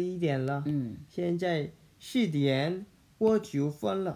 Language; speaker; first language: Chinese; non-native, learner; Korean